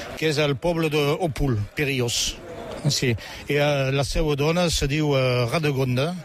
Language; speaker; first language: Catalan; non-native, local second language; French